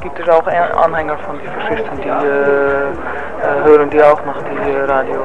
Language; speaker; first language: German; non-native, learner; Dutch